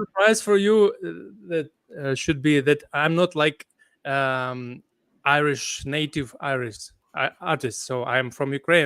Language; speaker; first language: English; non-native, fluent; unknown